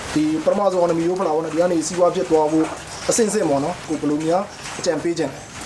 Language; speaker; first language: Burmese; non-native, local second language; Mon